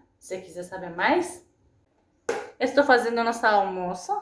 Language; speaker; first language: Portuguese; non-native, fluent; Persian